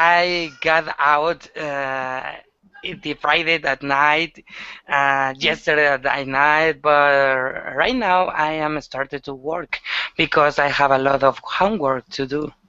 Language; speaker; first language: English; non-native, learner; Spanish